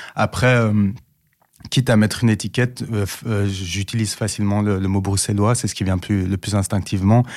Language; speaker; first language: French; native; French